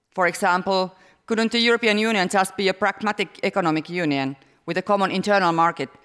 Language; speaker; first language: English; non-native, fluent; Finnish